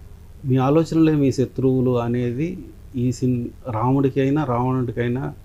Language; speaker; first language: Telugu; native; Telugu